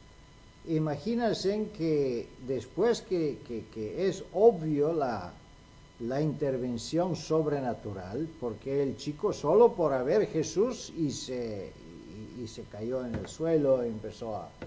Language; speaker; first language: Spanish; non-native, fluent; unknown